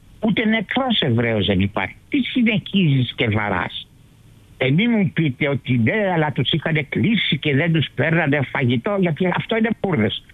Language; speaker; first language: Greek; early bilingual, heritage; Greek